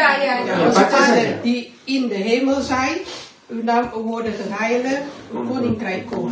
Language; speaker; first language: Dutch; non-native, learner; Indonesian